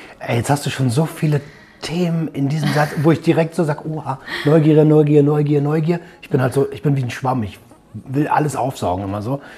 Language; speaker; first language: German; native; German